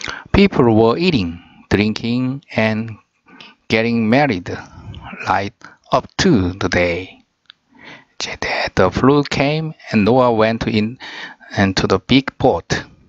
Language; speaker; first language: English; non-native, fluent; Korean